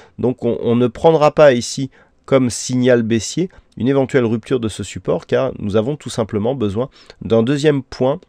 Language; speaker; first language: French; native; French